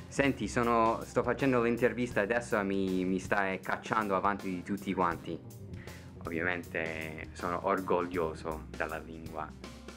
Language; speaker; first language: Italian; non-native, fluent; English